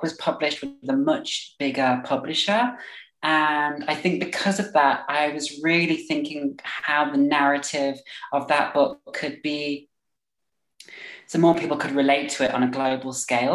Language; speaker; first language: English; native; English